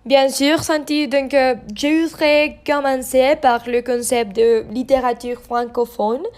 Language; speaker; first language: French; non-native, learner; Spanish